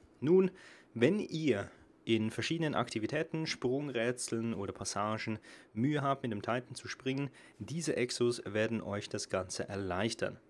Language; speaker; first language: German; native; German